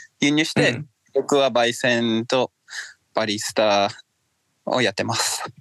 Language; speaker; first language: Japanese; non-native, fluent; English